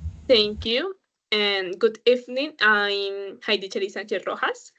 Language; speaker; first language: English; non-native, learner; Spanish